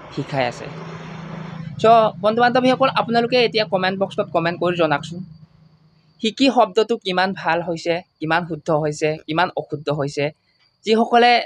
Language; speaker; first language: Assamese; non-native, local second language; Mising